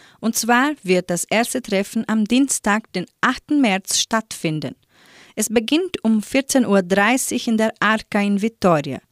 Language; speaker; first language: German; native; German